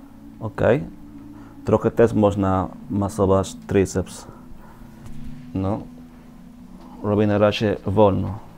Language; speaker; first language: Polish; non-native, learner; Spanish